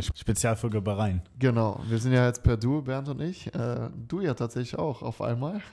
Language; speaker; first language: German; native; German